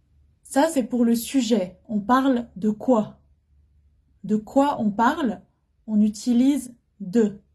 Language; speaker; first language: French; non-native, fluent; Arabic